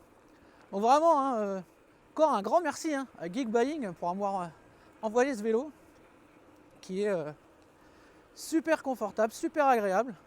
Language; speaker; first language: French; native; French